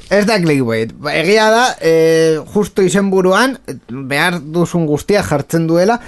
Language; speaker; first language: Basque; non-native, local second language; Spanish